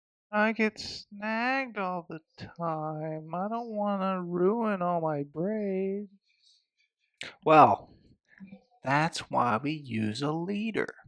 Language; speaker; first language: English; native; English